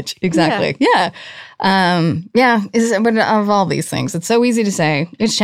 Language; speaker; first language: English; native; English